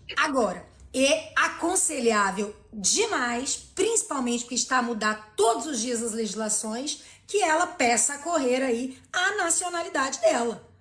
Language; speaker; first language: Portuguese; native; Portuguese